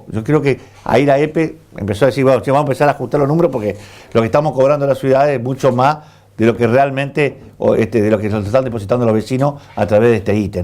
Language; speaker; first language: Spanish; native; Spanish